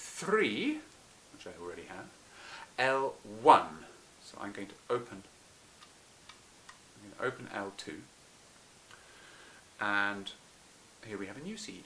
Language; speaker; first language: English; native; English